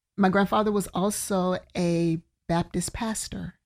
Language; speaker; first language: English; native; English